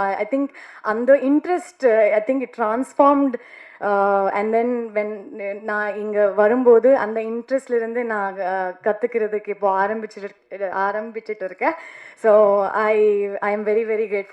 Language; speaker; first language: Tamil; non-native, learner; Kannada